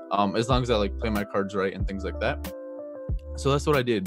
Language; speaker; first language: English; native; English